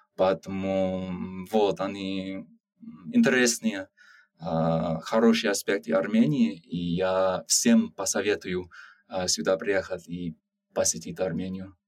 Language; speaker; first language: Russian; non-native, learner; English